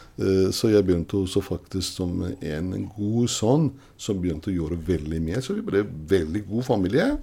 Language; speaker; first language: Norwegian; non-native, fluent; Persian